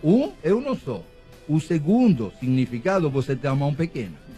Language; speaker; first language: Portuguese; non-native, fluent; Spanish